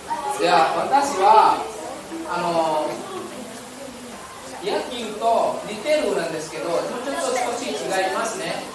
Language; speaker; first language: Japanese; non-native, learner; Indonesian